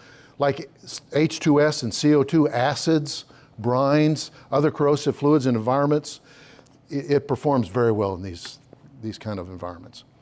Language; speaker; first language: English; native; English